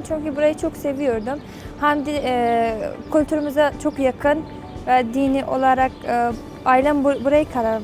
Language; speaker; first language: Turkish; non-native, fluent; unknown